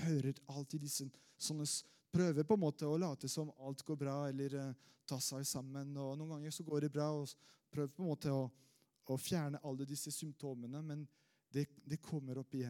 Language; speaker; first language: Norwegian; non-native, fluent; French